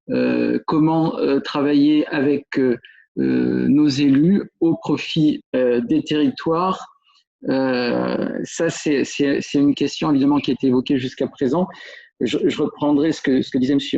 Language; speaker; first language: French; native; French